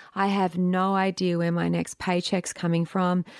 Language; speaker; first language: English; native; English